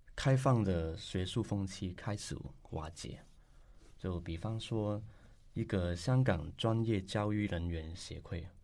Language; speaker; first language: Chinese; non-native, local second language; Cantonese